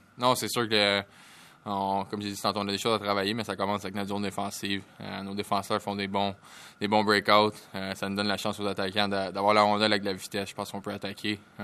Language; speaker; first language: French; native; French